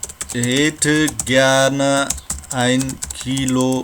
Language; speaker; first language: German; non-native, learner; Nepali